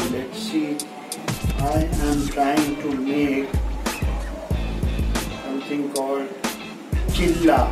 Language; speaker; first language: English; non-native, local second language; Hindi